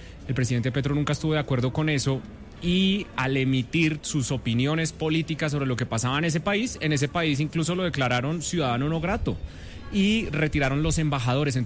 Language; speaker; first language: Spanish; native; Spanish